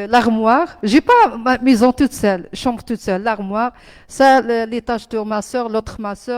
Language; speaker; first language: French; non-native, learner; Arabic